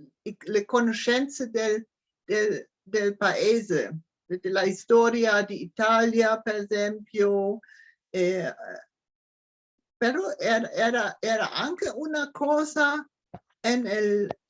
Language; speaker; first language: Italian; non-native, learner; German